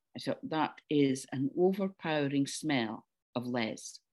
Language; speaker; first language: English; native; English